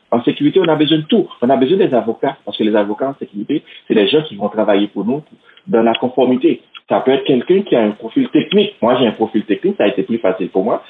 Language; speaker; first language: French; non-native, local second language; Haitian Creole